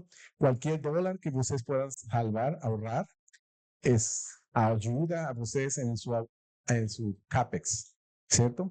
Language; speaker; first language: Portuguese; non-native, learner; Spanish